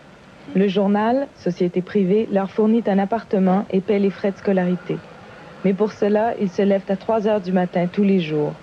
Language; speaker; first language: French; native; French